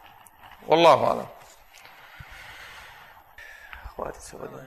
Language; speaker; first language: Russian; non-native, fluent; Arabic